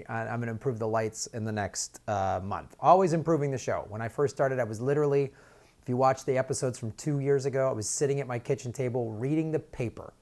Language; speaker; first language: English; native; English